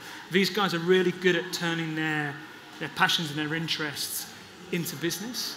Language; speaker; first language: English; native; English